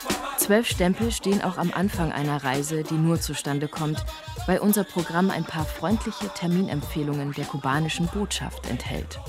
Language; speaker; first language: German; native; German